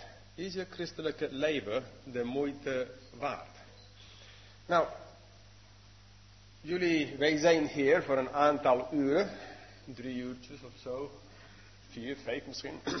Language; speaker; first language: Dutch; non-native, fluent; English